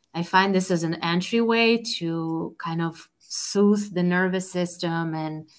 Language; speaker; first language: English; non-native, fluent; Russian